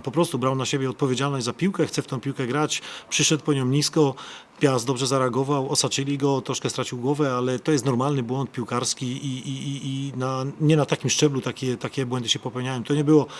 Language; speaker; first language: Polish; native; Polish